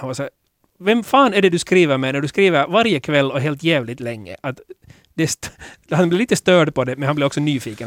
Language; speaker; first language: Swedish; native; Swedish